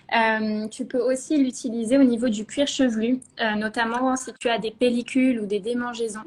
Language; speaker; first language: French; native; French